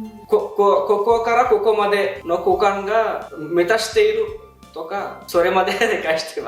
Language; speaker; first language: Japanese; non-native, fluent; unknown